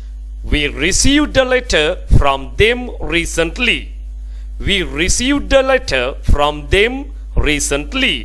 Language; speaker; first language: English; non-native, local second language; Sinhala